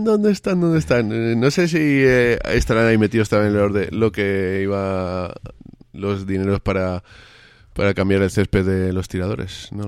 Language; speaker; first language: Spanish; native; Spanish